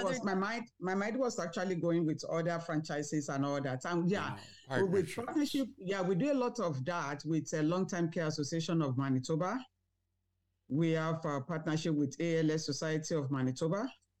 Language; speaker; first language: English; non-native, local second language; Yoruba